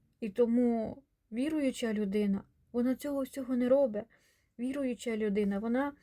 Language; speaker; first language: Ukrainian; non-native, local second language; Russian